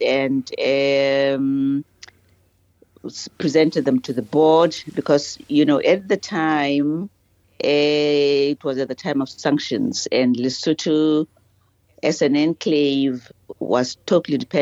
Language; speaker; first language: English; non-native, local second language; Southern Sotho